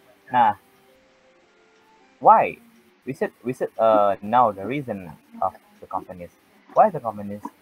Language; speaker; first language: English; non-native, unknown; Indonesian